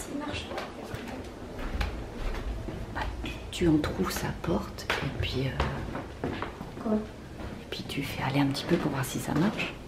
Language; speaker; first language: French; native; French